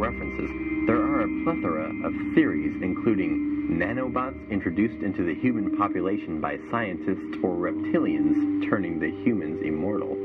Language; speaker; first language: English; native; English